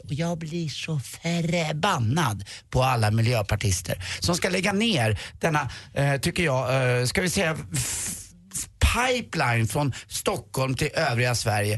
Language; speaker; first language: Swedish; native; Swedish